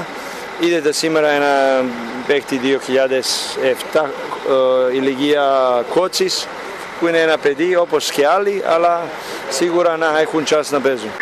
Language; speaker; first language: Greek; non-native, learner; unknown